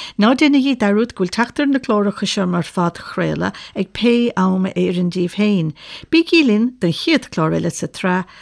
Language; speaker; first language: Irish; native; Irish